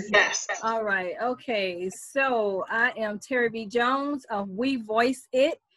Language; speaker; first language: English; native; English